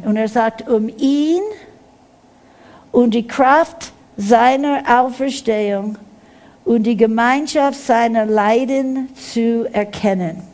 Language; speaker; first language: German; non-native, fluent; English